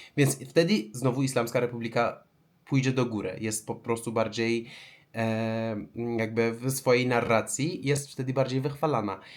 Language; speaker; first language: Polish; non-native, fluent; Persian